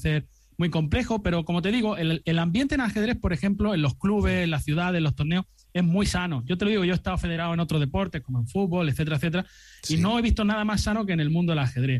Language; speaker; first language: Spanish; native; Spanish